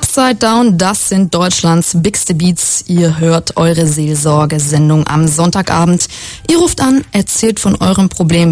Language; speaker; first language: German; native; German